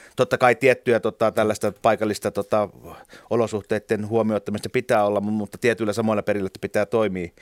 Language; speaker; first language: Finnish; native; Finnish